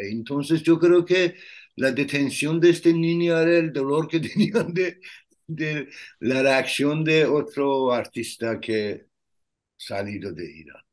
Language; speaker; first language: Spanish; non-native, learner; Persian